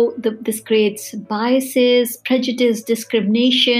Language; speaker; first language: English; non-native, local second language; Hindi